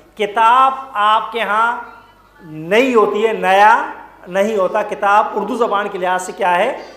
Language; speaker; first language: Urdu; native; Urdu